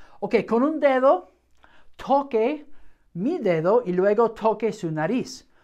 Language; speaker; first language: Spanish; non-native, fluent; English